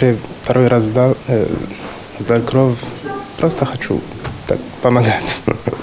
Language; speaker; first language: Russian; non-native, learner; Arabic